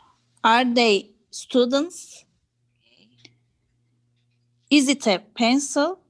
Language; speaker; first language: English; non-native, learner; Turkish